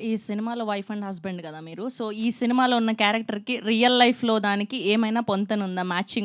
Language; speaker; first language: Telugu; native; Telugu